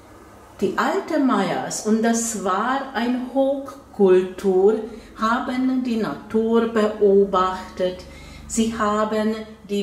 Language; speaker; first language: German; non-native, fluent; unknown